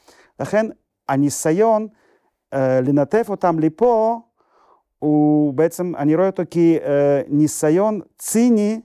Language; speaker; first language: Hebrew; non-native, fluent; Russian